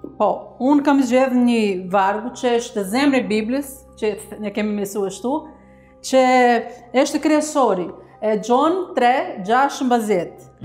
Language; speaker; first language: Albanian; non-native, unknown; Portuguese